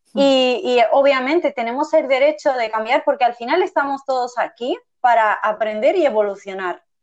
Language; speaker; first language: Spanish; early bilingual, other home language; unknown